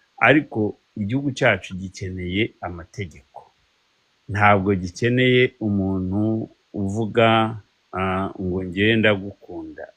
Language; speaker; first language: Kinyarwanda; early bilingual, heritage; Kinyarwanda